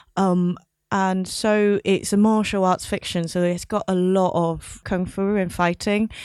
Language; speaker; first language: English; non-native, local second language; Cantonese